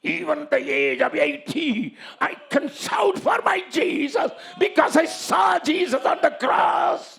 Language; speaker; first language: English; non-native, local second language; Tamil